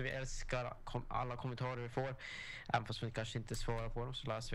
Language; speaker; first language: Swedish; native; Swedish